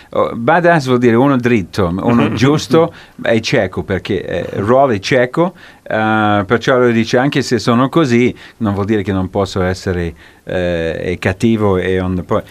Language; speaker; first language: Italian; non-native, fluent; English